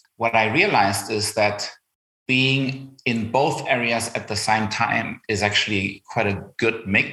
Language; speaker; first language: English; non-native, fluent; German